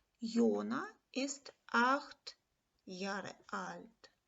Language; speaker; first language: German; non-native, fluent; Ukrainian